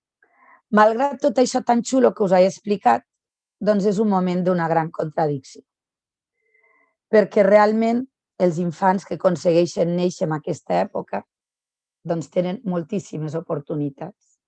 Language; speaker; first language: Catalan; native; Catalan